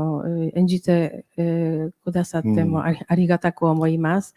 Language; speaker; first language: Japanese; non-native, fluent; Polish